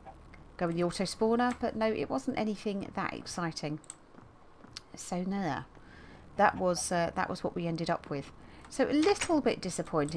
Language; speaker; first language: English; native; English